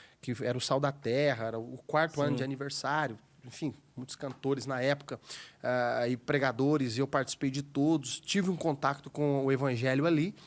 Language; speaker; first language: Portuguese; native; Portuguese